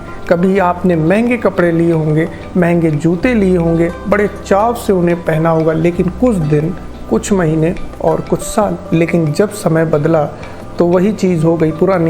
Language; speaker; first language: Hindi; native; Hindi